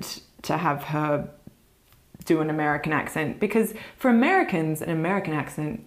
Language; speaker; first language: English; native; English